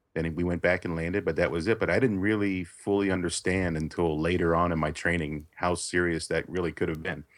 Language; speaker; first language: English; native; English